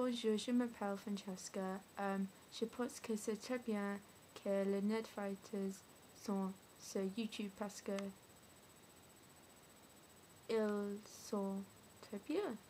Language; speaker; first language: French; non-native, learner; English